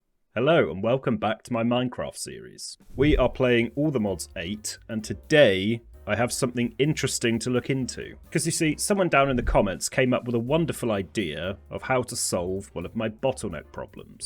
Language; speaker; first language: English; native; English